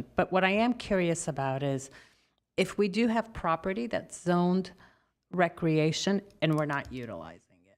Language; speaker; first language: English; native; English